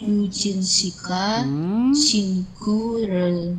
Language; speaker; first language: Korean; non-native, learner; Indonesian